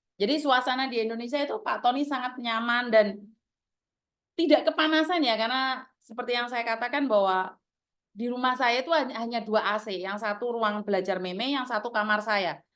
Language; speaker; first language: Indonesian; non-native, local second language; Javanese